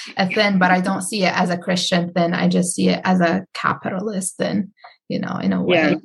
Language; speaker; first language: English; non-native, fluent; Arabic